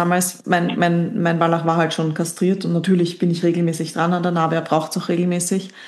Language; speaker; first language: German; native; German